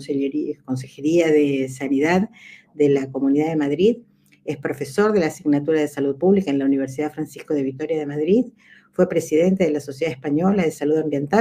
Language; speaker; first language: Spanish; native; Spanish